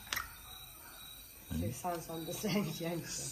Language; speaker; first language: Chinese; non-native, learner; Nepali